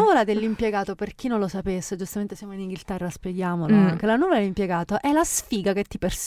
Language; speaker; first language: Italian; native; Italian